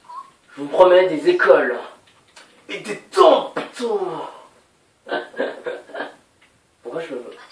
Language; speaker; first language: French; native; French